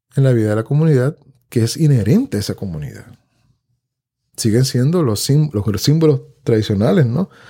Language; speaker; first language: Spanish; native; Spanish